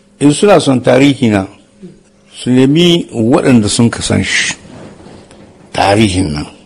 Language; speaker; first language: Hausa; native; Hausa